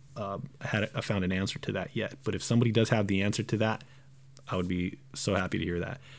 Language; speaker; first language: English; early bilingual, other home language; Romanian